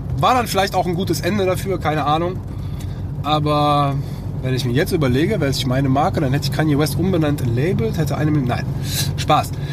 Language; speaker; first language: German; early bilingual, other home language; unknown